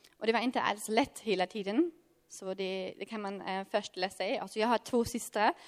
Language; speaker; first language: Swedish; non-native, fluent; German